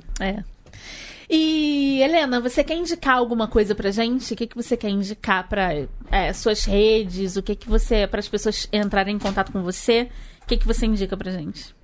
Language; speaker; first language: Portuguese; native; Portuguese